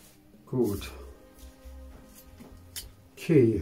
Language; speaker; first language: German; native; German